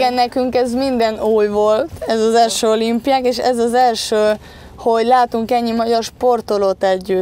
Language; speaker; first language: Hungarian; early bilingual, heritage; Spanish